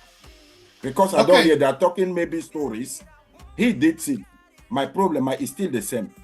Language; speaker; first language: English; non-native, learner; French